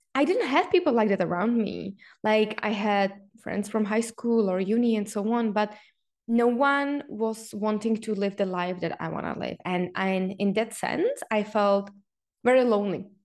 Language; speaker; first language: English; non-native, fluent; Czech